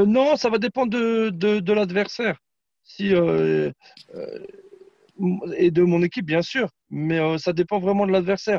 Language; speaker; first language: French; non-native, fluent; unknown